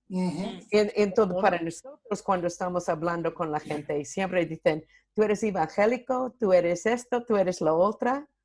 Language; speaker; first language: Spanish; non-native, fluent; English